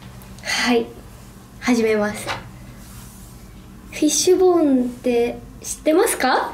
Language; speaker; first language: Japanese; native; Japanese